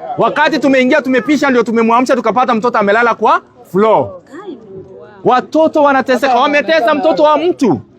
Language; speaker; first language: Swahili; native; Swahili